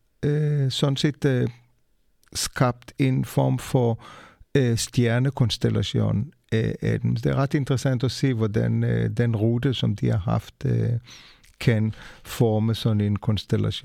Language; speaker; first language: Danish; non-native, fluent; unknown